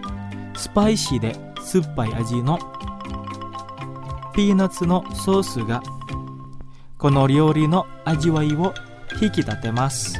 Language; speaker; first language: Japanese; non-native, fluent; Indonesian